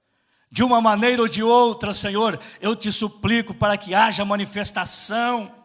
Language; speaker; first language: Portuguese; native; Portuguese